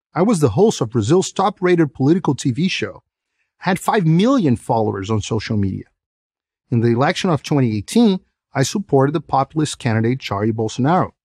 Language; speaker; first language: English; non-native, fluent; Portuguese